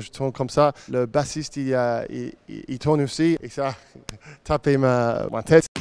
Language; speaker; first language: French; non-native, fluent; English